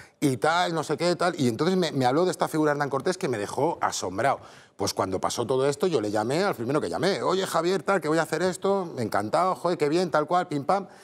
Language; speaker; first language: Spanish; native; Spanish